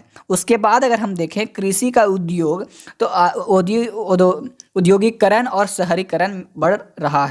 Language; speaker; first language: Hindi; native; Hindi